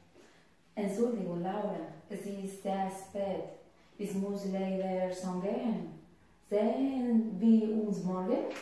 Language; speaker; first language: German; non-native, learner; Spanish